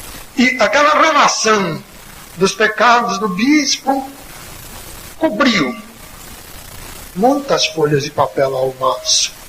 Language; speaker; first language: Portuguese; native; Portuguese